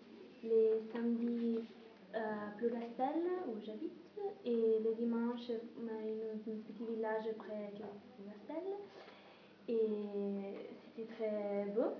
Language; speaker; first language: French; non-native, learner; Italian